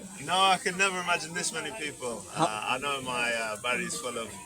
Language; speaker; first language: English; early bilingual, other home language; Bangla